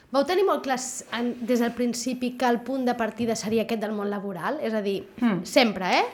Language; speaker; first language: Catalan; native; Catalan